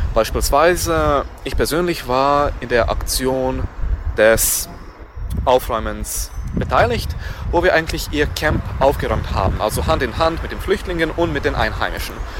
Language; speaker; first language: German; non-native, fluent; Serbian